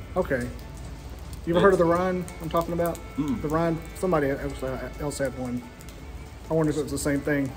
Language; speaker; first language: English; native; English